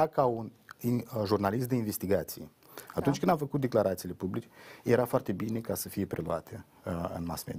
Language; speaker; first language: Romanian; native; Romanian